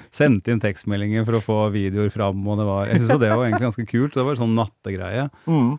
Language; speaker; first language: Norwegian; native; Norwegian